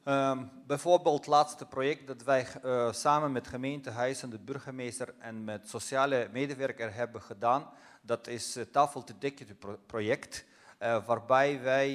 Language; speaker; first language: Dutch; non-native, fluent; Russian